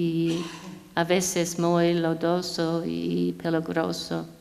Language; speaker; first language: Spanish; non-native, fluent; English